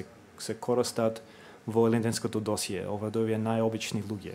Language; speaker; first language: Macedonian; non-native, fluent; English